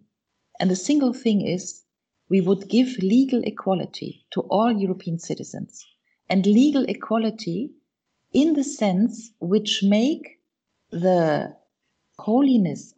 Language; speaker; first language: English; non-native, fluent; German